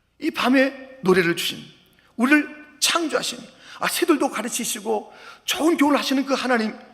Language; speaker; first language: Korean; native; Korean